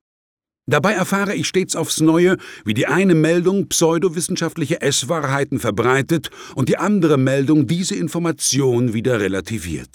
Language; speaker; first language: German; native; German